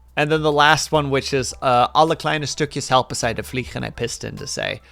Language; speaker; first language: Dutch; non-native, learner; English